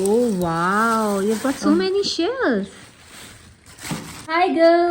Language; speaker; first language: English; non-native, local second language; Urdu